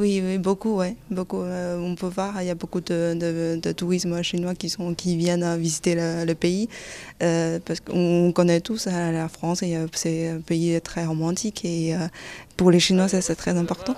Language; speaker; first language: French; non-native, fluent; Chinese